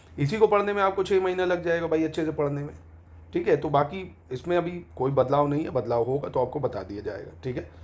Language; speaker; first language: Hindi; native; Hindi